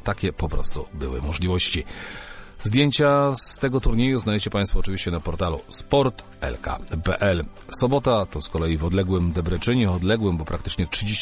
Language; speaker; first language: Polish; native; Polish